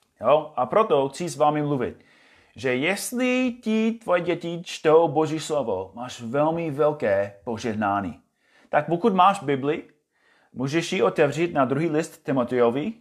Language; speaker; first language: Czech; non-native, fluent; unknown